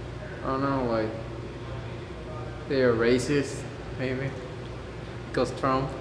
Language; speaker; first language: English; non-native, fluent; Spanish